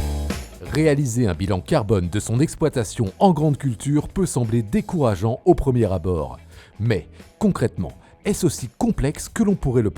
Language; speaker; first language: French; native; French